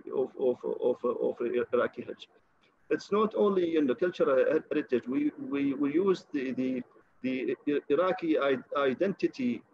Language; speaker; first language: English; non-native, fluent; Arabic